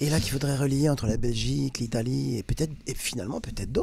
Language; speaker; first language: French; native; French